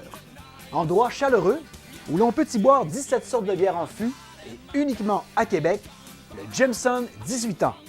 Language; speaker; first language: French; native; French